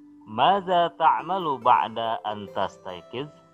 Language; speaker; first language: Arabic; non-native, fluent; Indonesian